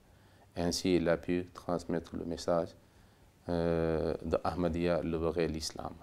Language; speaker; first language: French; non-native, fluent; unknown